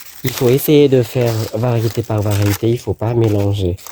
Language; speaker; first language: French; non-native, learner; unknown